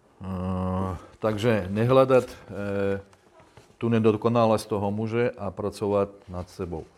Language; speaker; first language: Czech; non-native, learner; Russian